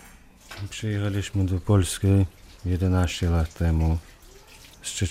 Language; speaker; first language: Polish; non-native, learner; Chechen